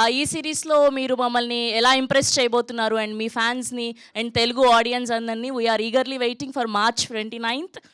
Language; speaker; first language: Telugu; native; Telugu